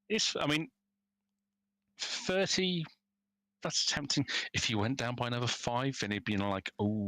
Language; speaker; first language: English; native; English